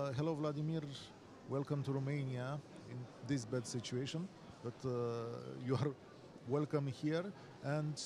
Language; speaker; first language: English; non-native, fluent; Romanian